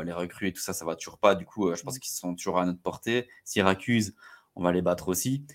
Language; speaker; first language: French; native; French